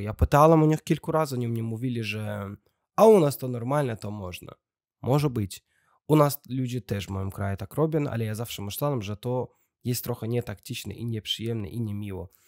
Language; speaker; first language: Polish; non-native, learner; Russian